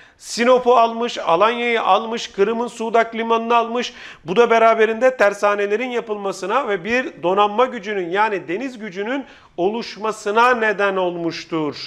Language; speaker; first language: Turkish; native; Turkish